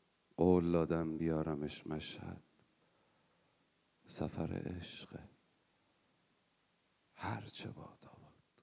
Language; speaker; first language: Persian; native; Persian